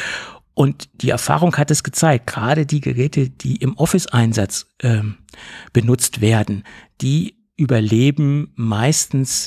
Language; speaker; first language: German; native; German